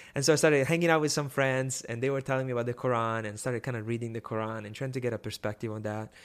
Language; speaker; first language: English; non-native, fluent; Italian